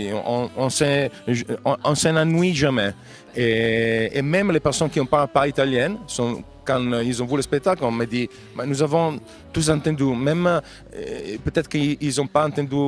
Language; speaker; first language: French; non-native, fluent; Italian